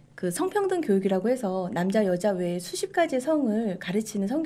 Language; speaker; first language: Korean; native; Korean